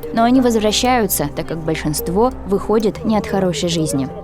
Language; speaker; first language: Russian; native; Russian